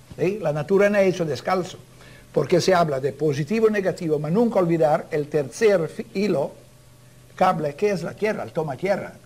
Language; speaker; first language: Spanish; non-native, learner; Italian